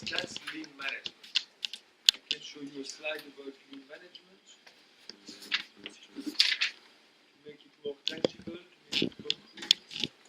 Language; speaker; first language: English; non-native, fluent; French